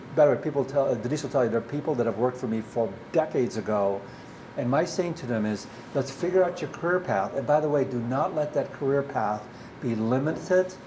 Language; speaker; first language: English; early bilingual, other home language; Dutch